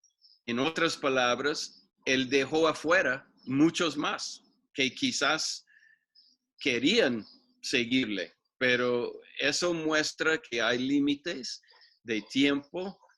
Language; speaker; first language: Spanish; non-native, fluent; English